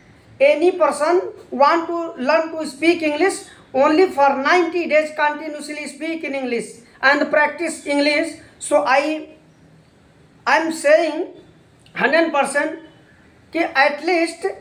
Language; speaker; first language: English; non-native, learner; Hindi